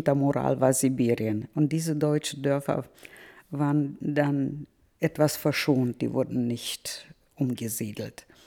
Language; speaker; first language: German; early bilingual, heritage; German